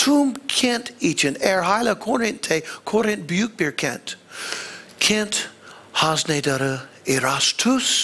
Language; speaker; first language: Turkish; non-native, fluent; English